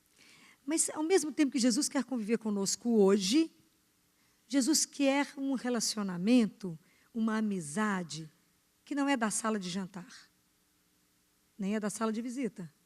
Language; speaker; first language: Portuguese; native; Portuguese